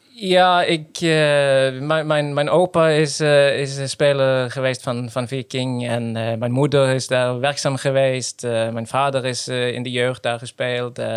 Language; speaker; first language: Dutch; non-native, fluent; Norwegian